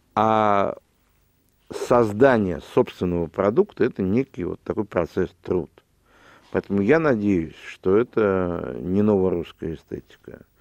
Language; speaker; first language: Russian; native; Russian